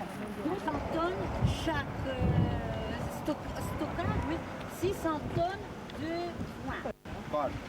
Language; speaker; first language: French; non-native, fluent; Ukrainian